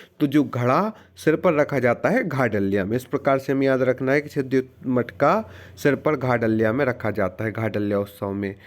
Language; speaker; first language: Hindi; native; Hindi